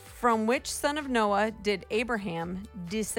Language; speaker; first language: English; native; English